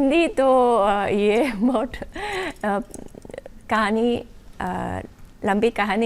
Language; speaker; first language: Hindi; non-native, learner; Japanese